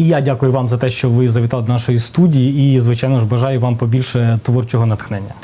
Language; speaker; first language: Ukrainian; native; Ukrainian